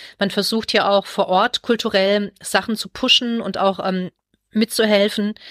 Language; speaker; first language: German; native; German